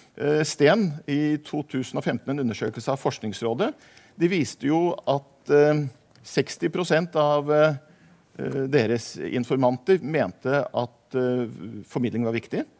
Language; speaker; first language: Norwegian; native; Norwegian